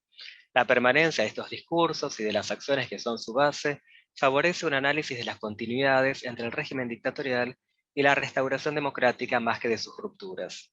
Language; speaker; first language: Spanish; native; Spanish